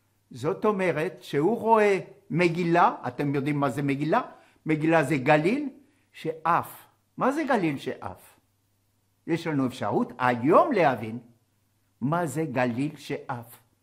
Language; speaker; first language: Hebrew; non-native, fluent; French